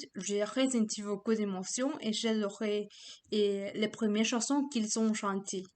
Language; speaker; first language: French; non-native, learner; Spanish